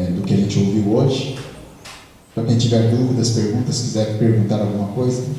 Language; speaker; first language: Portuguese; native; Portuguese